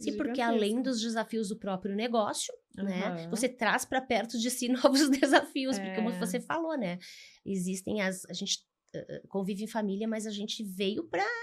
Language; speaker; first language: Portuguese; native; Portuguese